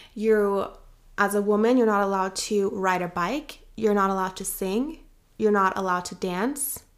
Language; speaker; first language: English; early bilingual, other home language; Persian